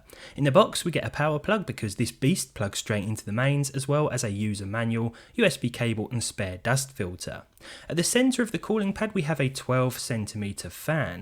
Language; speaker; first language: English; native; English